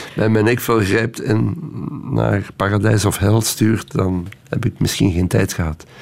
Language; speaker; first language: Dutch; native; Dutch